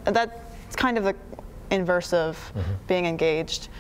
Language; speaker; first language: English; native; English